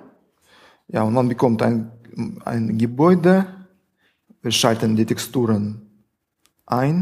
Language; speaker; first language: German; non-native, fluent; Russian